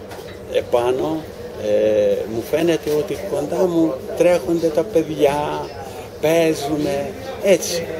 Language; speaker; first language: Greek; non-native, learner; Ukrainian